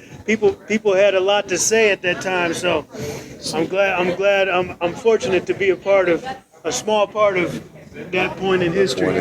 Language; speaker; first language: English; native; English